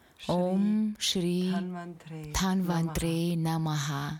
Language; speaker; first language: Russian; native; Russian